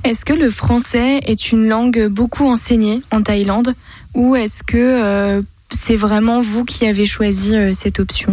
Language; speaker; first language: French; native; French